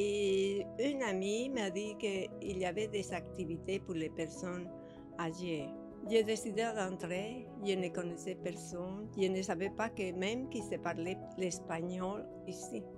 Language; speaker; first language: French; early bilingual, other home language; Spanish